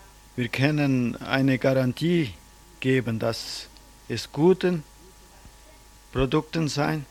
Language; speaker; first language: German; early bilingual, heritage; German